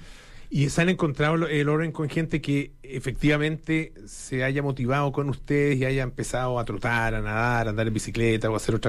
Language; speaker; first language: Spanish; native; Spanish